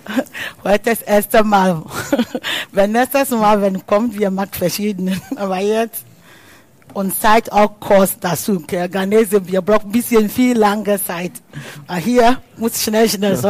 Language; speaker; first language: German; non-native, learner; Akan